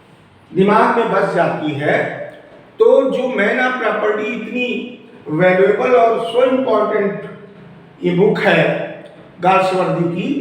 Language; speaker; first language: Hindi; native; Hindi